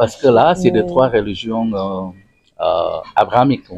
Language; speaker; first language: French; non-native, learner; Indonesian